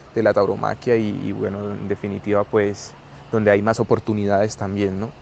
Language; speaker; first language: Spanish; native; Spanish